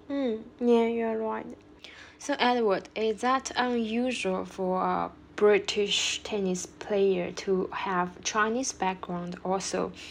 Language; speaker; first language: English; non-native, fluent; Chinese